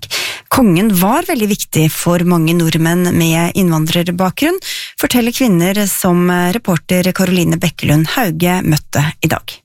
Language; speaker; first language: Norwegian; native; Norwegian